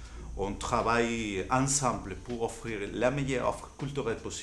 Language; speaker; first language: French; non-native, fluent; Spanish